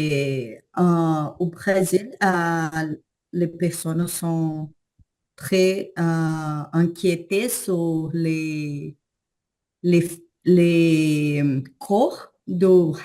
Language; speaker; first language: French; non-native, learner; Portuguese